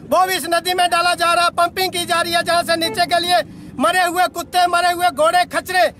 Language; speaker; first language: Hindi; native; Hindi